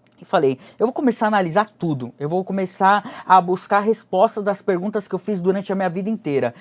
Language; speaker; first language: Portuguese; early bilingual, other home language; Japanese